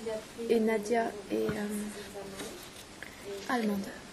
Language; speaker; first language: French; non-native, learner; English